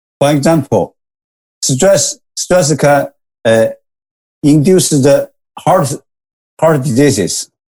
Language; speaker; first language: English; non-native, learner; Japanese